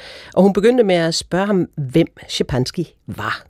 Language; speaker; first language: Danish; native; Danish